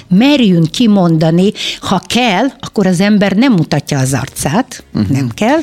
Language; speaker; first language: Hungarian; non-native, fluent; Russian